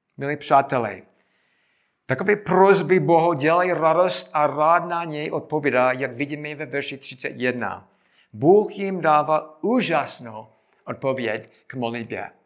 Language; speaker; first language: Czech; non-native, fluent; English